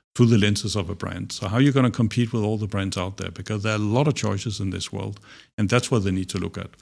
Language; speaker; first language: English; non-native, fluent; Danish